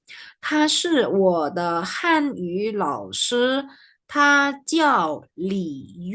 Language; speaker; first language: Chinese; non-native, fluent; Indonesian